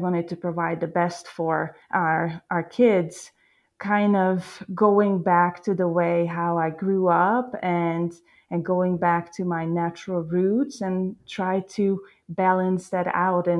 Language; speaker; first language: English; non-native, fluent; Hungarian